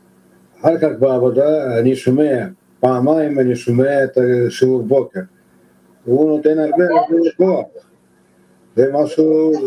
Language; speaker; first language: Hebrew; non-native, fluent; Russian